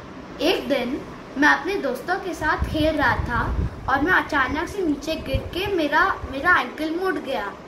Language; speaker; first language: Hindi; native; Hindi